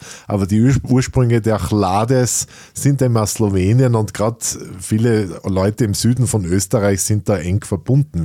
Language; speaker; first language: German; native; German